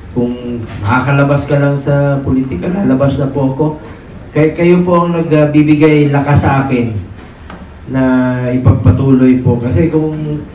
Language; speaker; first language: Filipino; non-native, local second language; Cebuano